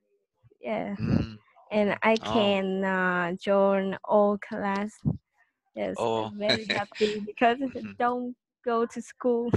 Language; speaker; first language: English; non-native, learner; Vietnamese